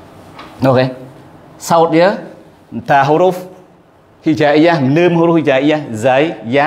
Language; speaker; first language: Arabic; non-native, fluent; Western Cham